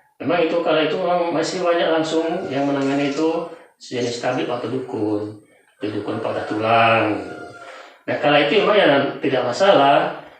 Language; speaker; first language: Indonesian; non-native, local second language; Javanese